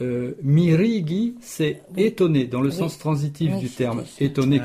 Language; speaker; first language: French; native; French